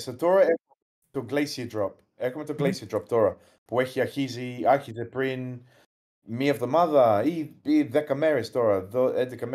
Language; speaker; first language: Greek; early bilingual, heritage; English